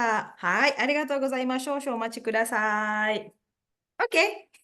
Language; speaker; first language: Japanese; non-native, fluent; Indonesian